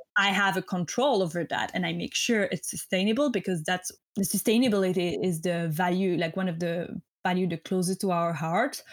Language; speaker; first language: English; non-native, fluent; French